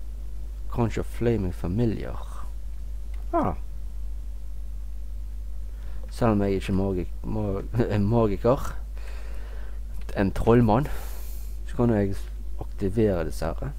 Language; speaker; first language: Norwegian; native; Norwegian